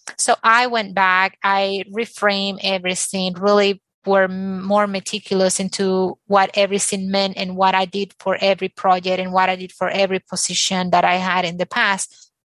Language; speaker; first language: English; non-native, fluent; Spanish